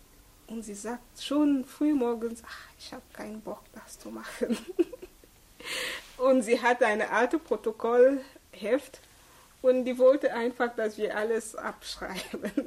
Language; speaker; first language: German; non-native, fluent; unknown